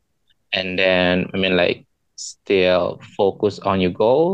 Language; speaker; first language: English; non-native, learner; Indonesian